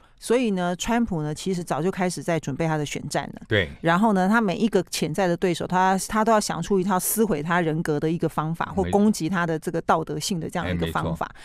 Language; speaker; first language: Chinese; native; Chinese